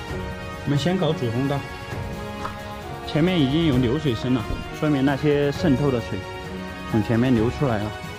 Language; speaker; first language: Chinese; native; Chinese